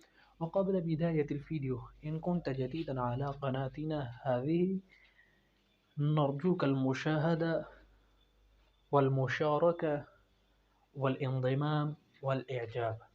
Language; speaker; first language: Arabic; non-native, fluent; Urdu